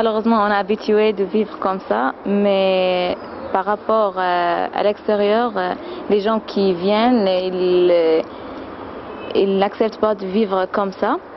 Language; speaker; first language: French; non-native, fluent; Arabic